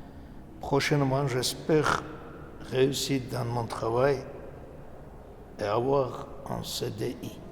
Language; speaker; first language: French; non-native, learner; Armenian